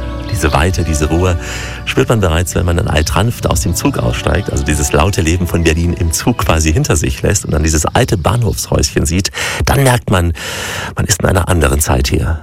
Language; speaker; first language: German; native; German